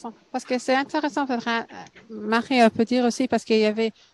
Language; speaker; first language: French; non-native, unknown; English